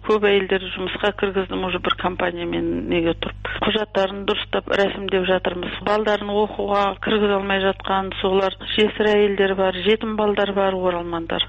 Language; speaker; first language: Kazakh; early bilingual, heritage; Kazakh